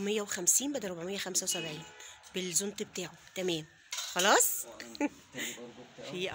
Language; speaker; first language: Arabic; native; Arabic